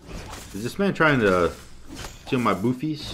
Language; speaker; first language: English; native; English